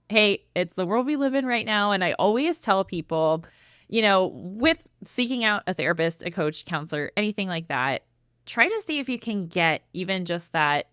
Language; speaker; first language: English; native; English